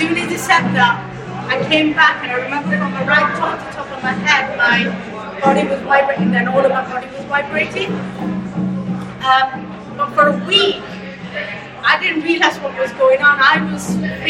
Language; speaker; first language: English; early bilingual, other home language; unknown